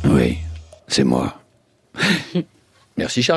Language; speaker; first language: French; native; French